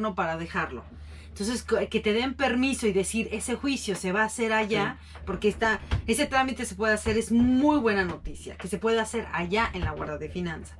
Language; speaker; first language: Spanish; native; Spanish